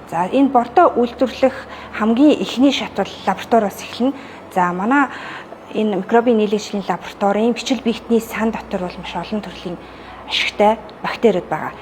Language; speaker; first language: Mongolian; native; Mongolian